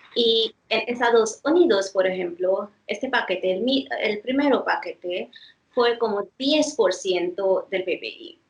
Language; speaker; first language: Spanish; non-native, fluent; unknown